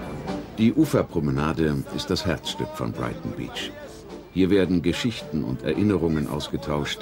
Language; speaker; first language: German; native; German